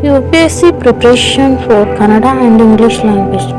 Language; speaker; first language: English; non-native, local second language; Kannada